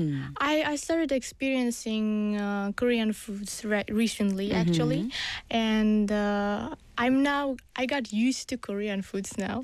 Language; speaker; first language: English; non-native, fluent; Uzbek